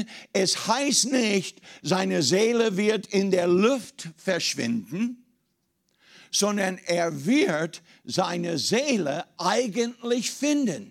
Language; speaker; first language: German; non-native, fluent; English